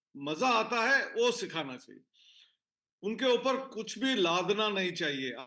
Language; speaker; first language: Hindi; non-native, local second language; Marathi